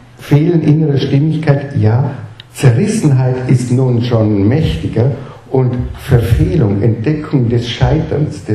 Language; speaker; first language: German; native; German